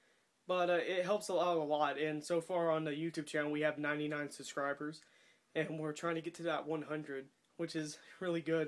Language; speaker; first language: English; native; English